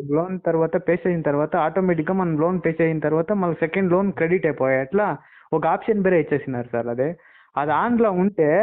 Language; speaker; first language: Telugu; non-native, local second language; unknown